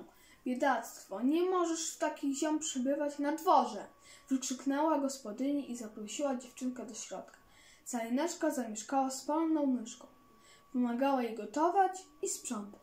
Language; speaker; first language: Polish; native; Polish